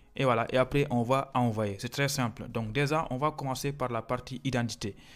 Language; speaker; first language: French; non-native, local second language; Fula